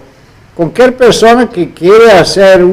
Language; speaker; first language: Spanish; non-native, fluent; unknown